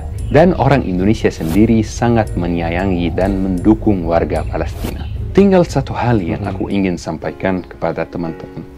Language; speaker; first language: Indonesian; non-native, fluent; Arabic